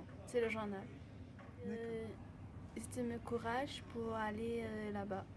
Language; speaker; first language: French; non-native, local second language; Réunion Creole French